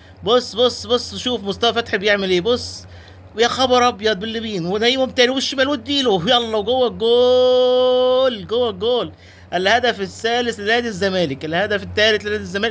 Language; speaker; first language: Arabic; native; Arabic